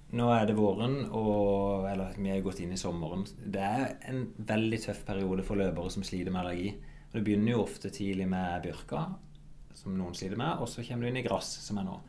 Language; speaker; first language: Norwegian; native; Norwegian